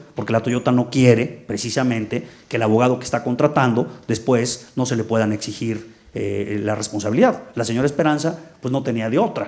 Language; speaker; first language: Spanish; native; Spanish